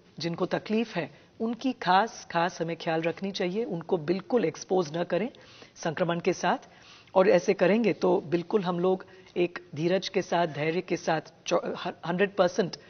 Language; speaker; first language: Hindi; non-native, local second language; Gujarati